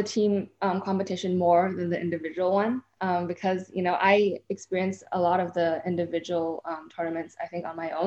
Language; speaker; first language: English; non-native, local second language; Cantonese